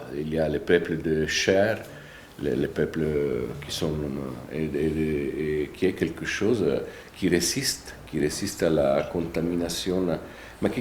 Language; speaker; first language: French; non-native, fluent; Italian